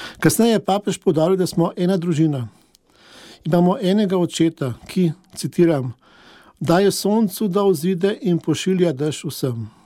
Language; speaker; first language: Slovenian; native; Slovenian